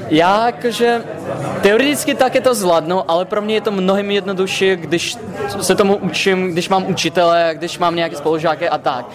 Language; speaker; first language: Czech; non-native, fluent; Russian